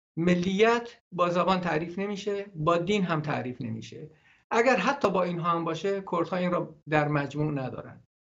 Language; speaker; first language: Persian; non-native, local second language; Gurani